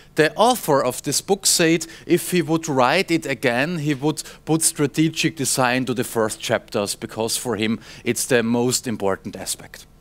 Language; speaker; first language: English; non-native, fluent; German